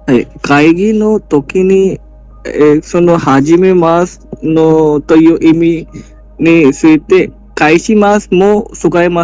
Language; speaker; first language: Japanese; non-native, learner; Hindi